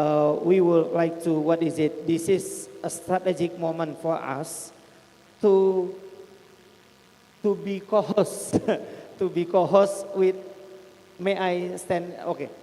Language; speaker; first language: English; non-native, fluent; Indonesian